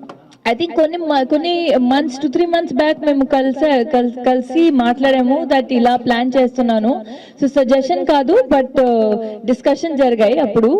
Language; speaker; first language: Telugu; non-native, local second language; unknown